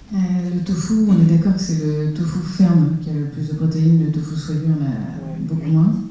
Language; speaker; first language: French; native; French